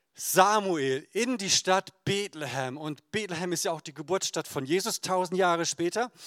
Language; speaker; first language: German; native; German